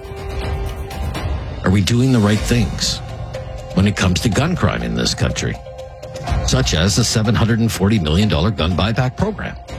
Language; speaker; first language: English; native; English